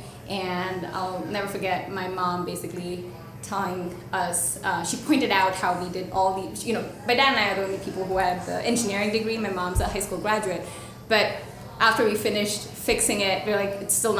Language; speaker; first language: English; non-native, local second language; Telugu